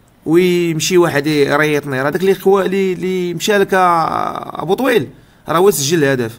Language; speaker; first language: Arabic; native; Arabic